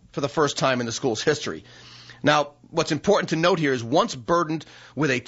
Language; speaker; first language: English; native; English